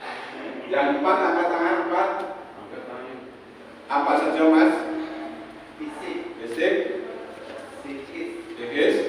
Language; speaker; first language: Indonesian; non-native, local second language; Javanese